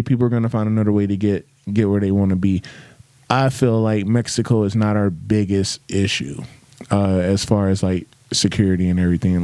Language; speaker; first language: English; native; English